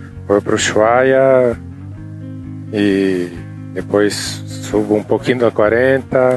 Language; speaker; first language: Portuguese; non-native, fluent; Italian